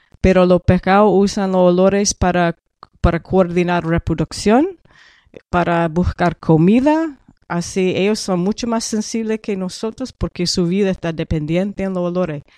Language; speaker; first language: Spanish; non-native, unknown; English